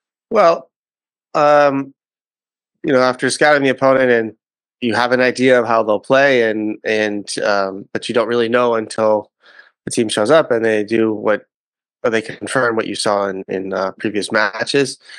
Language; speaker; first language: English; native; English